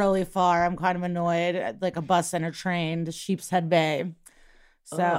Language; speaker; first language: English; early bilingual, other home language; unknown